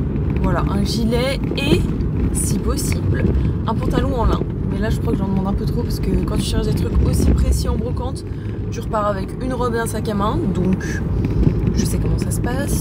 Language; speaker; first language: French; native; French